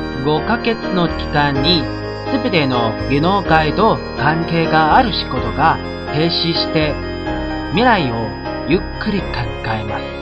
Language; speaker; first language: Japanese; non-native, learner; Chinese